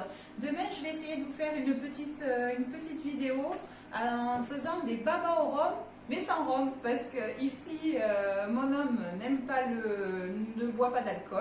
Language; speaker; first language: French; native; French